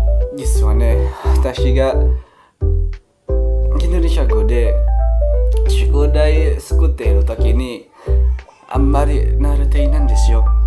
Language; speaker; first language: Japanese; non-native, learner; Indonesian